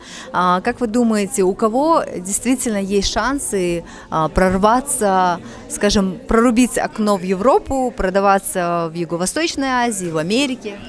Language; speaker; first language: Russian; native; Russian